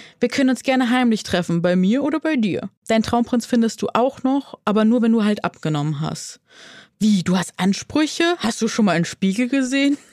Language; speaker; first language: German; native; German